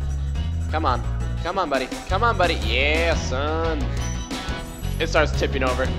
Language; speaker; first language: English; native; English